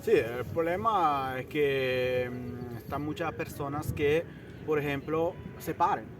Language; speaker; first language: Spanish; early bilingual, heritage; Italian